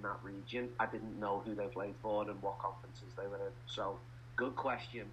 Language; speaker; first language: English; native; English